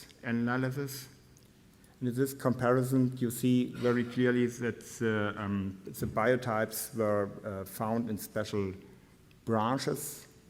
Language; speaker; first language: English; non-native, fluent; German